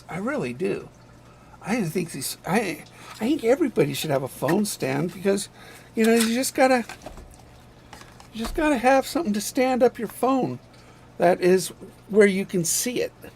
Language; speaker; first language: English; native; English